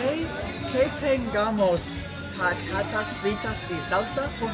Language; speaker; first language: Spanish; non-native, learner; English